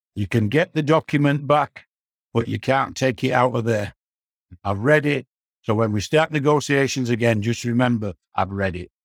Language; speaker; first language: English; native; English